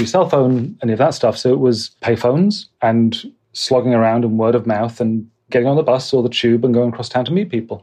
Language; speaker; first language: English; native; English